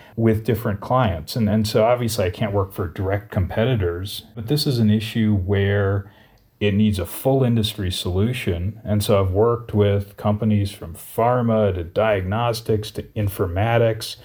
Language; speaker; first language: English; native; English